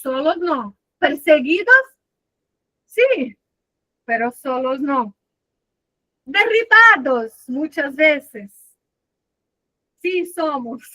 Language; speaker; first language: Spanish; non-native, fluent; Portuguese